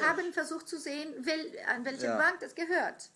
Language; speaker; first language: German; non-native, fluent; Greek